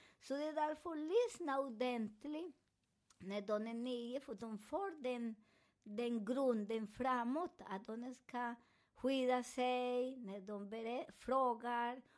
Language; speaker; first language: Swedish; non-native, fluent; Spanish